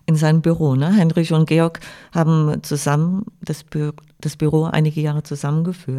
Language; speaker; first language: German; native; German